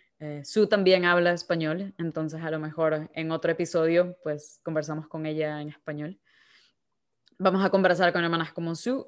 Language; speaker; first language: Spanish; native; Spanish